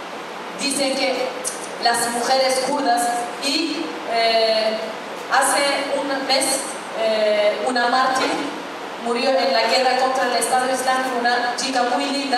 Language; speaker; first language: Spanish; non-native, fluent; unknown